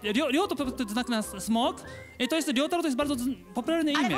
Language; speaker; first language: Polish; non-native, learner; Japanese